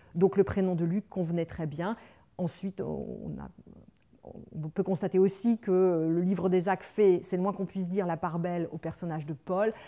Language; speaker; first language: French; native; French